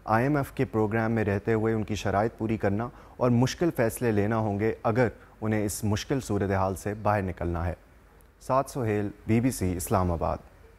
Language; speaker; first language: Urdu; native; Urdu